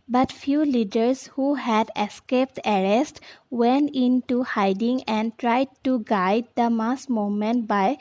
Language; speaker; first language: English; non-native, local second language; Assamese